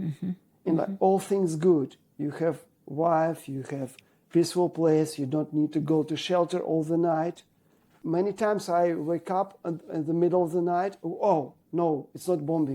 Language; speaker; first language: English; non-native, learner; Ukrainian